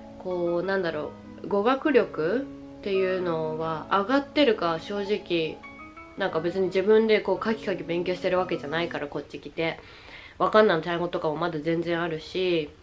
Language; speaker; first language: Japanese; native; Japanese